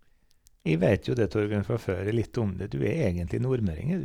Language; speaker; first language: Norwegian; native; Norwegian